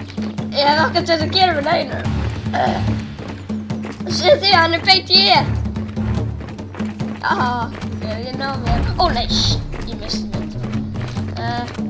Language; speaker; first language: Icelandic; non-native, learner; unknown